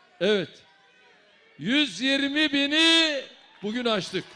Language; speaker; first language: Turkish; native; Turkish